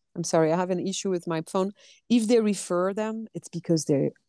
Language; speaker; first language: English; non-native, fluent; French